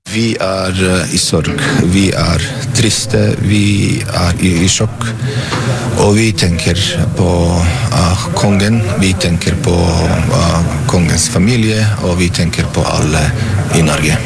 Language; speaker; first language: Norwegian; non-native, learner; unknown